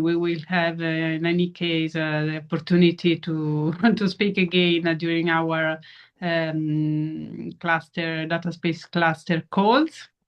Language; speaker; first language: English; non-native, fluent; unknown